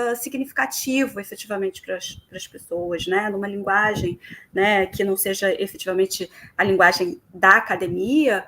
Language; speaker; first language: Portuguese; native; Portuguese